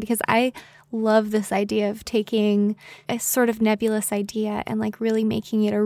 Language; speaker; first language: English; native; English